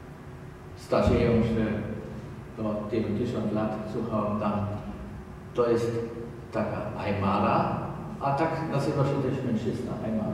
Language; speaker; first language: Polish; non-native, learner; German